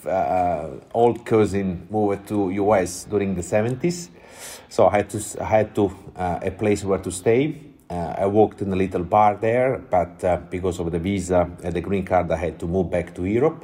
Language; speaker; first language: English; non-native, fluent; Italian